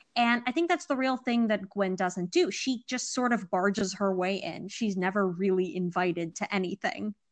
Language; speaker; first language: English; early bilingual, other home language; Hindi